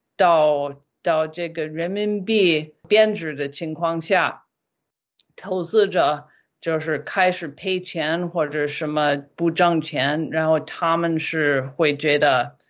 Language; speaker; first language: Chinese; non-native, fluent; English